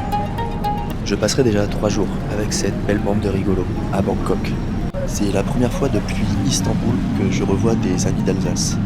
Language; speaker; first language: French; native; French